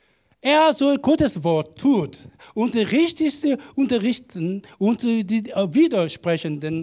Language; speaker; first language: German; non-native, learner; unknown